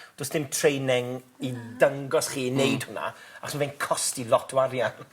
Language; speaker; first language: Welsh; native; Welsh